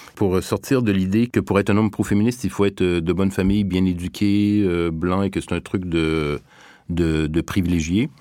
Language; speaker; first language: French; native; French